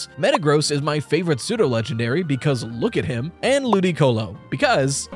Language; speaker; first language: English; native; English